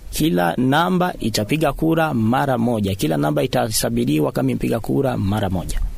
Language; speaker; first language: Swahili; non-native, local second language; Rundi